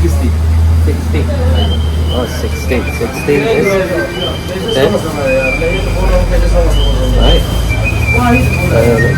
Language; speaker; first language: English; non-native, fluent; Indonesian